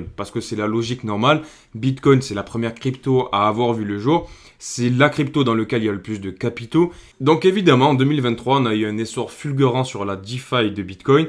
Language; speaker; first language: French; native; French